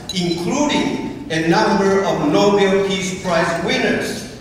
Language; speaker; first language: English; non-native, fluent; Min Nan Chinese